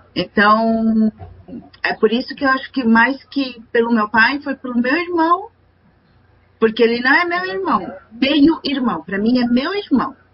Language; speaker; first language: Portuguese; non-native, fluent; Spanish